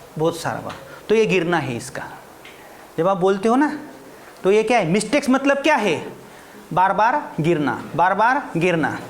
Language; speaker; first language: Hindi; non-native, local second language; Marathi